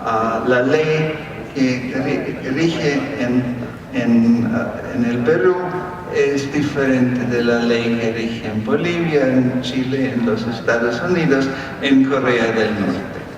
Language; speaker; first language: Spanish; non-native, fluent; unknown